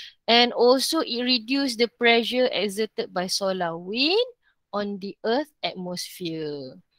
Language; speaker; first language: English; non-native, local second language; Malay